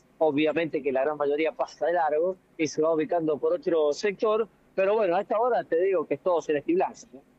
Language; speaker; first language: Spanish; native; Spanish